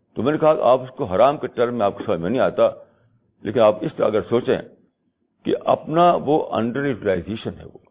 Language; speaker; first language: Urdu; native; Urdu